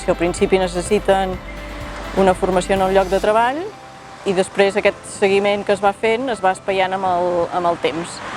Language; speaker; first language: Catalan; native; Catalan